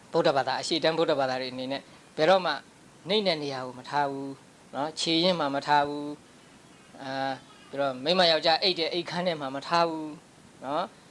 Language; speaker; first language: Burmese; native; Burmese